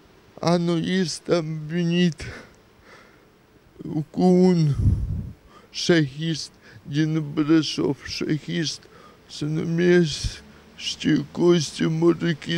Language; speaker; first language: Romanian; non-native, local second language; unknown